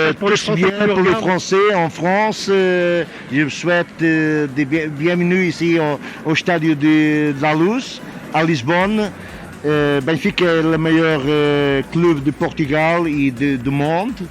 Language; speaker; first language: French; non-native, learner; Portuguese